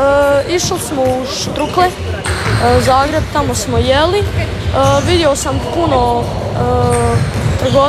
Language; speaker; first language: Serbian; early bilingual, heritage; Serbian